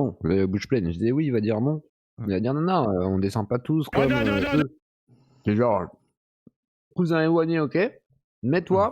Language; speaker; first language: French; native; French